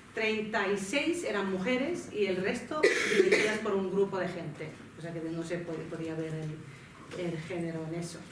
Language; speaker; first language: Spanish; non-native, fluent; Finnish